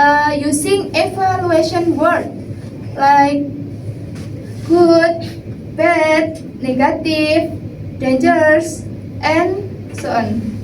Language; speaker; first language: English; non-native, learner; Indonesian